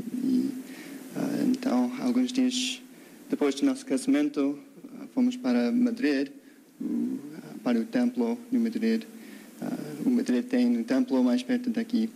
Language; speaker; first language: Portuguese; non-native, learner; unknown